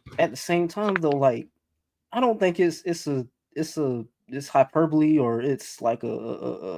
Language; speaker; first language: English; native; English